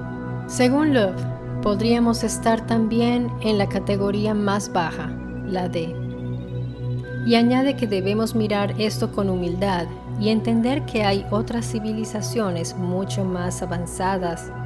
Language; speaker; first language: Spanish; non-native, fluent; Italian